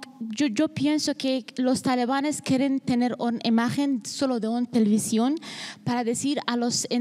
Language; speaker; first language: Spanish; non-native, learner; Persian